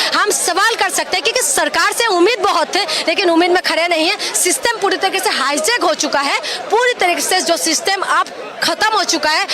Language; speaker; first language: Hindi; non-native, local second language; Assamese